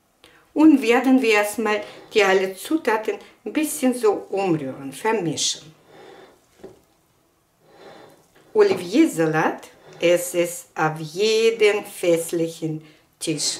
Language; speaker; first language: German; non-native, fluent; Russian